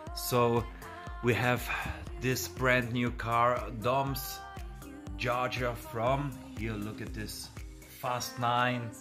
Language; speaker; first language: English; non-native, learner; German